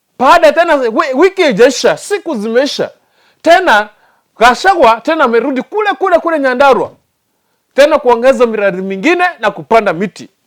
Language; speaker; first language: Swahili; non-native, local second language; Gusii